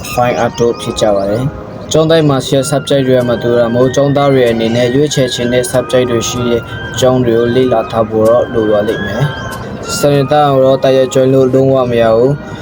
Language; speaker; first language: Burmese; non-native, local second language; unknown